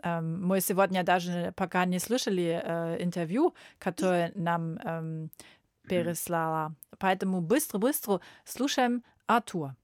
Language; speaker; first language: Russian; non-native, learner; German